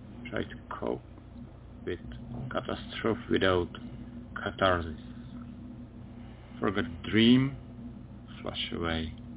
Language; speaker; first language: English; non-native, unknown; Czech